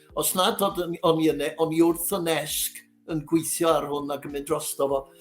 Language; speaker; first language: Welsh; native; Welsh